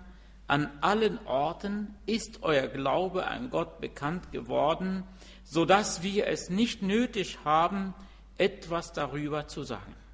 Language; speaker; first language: German; non-native, fluent; Arabic